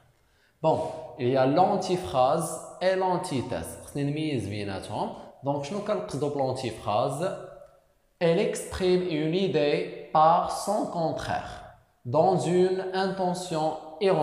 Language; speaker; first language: French; non-native, local second language; Arabic